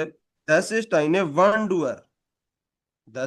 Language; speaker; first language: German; non-native, fluent; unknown